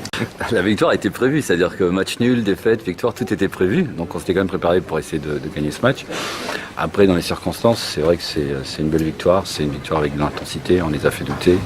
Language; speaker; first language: French; native; French